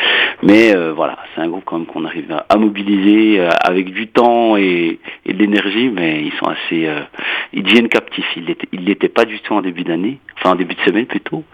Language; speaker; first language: French; native; French